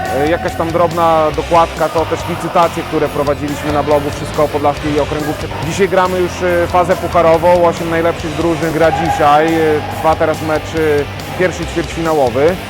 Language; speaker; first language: Polish; native; Polish